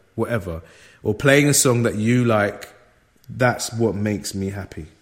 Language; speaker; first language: English; native; English